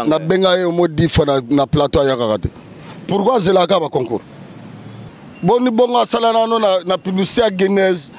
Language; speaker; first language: Lingala; native; Lingala